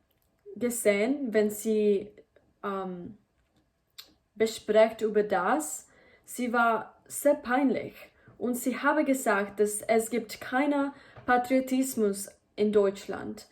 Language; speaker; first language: German; non-native, learner; Spanish